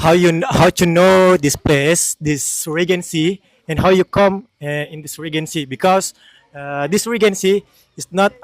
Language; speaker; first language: English; non-native, learner; Indonesian